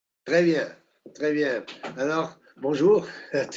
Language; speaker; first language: French; non-native, fluent; Portuguese